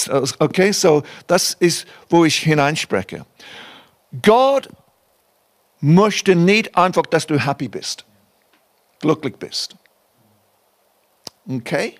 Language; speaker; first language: German; non-native, fluent; English